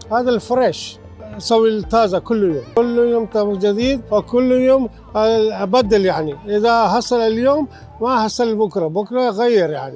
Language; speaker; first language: Arabic; non-native, learner; Urdu